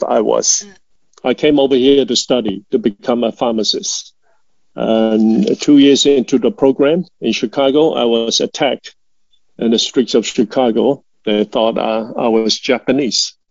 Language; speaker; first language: English; non-native, local second language; Cantonese